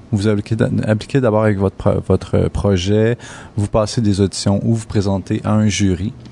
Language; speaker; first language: French; native; French